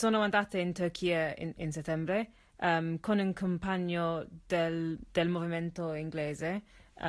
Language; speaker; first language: Italian; non-native, learner; English